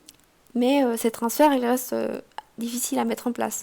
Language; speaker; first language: French; non-native, fluent; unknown